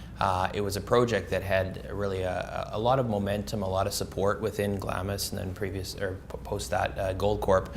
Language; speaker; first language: English; native; English